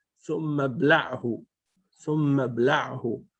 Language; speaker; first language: Arabic; non-native, fluent; French